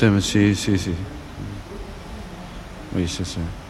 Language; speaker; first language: French; non-native, fluent; German